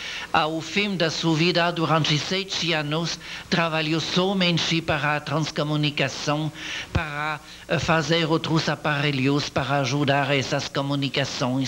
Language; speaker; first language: Portuguese; non-native, learner; French